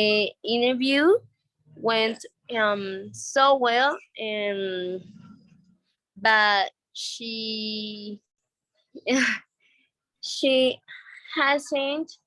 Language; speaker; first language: English; non-native, learner; Spanish